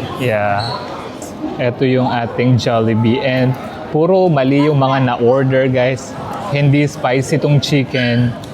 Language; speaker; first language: Filipino; non-native, local second language; Pampanga